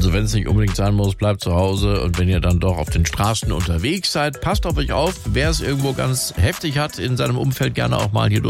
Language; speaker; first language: German; native; German